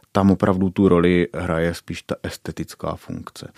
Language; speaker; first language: Czech; native; Czech